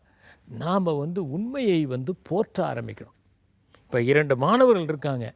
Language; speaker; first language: Tamil; native; Tamil